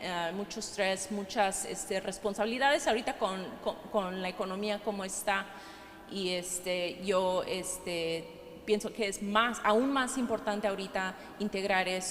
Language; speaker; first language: Spanish; early bilingual, heritage; Spanish